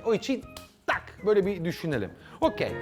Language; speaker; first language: Turkish; non-native, learner; Italian